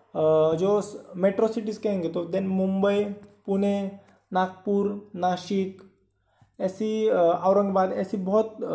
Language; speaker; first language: Hindi; non-native, local second language; Marathi